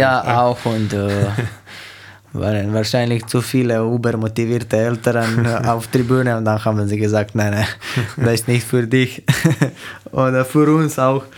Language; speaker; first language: German; non-native, fluent; Slovenian